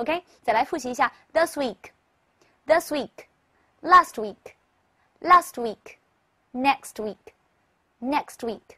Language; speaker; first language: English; non-native, learner; Chinese